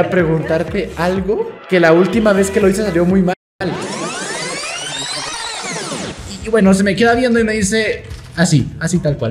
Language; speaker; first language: Spanish; native; Spanish